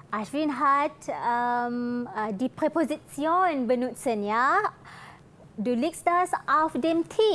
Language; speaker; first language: German; non-native, fluent; Malay